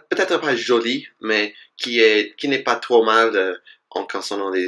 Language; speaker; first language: French; non-native, fluent; English